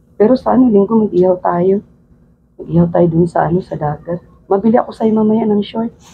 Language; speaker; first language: Filipino; non-native, local second language; Cebuano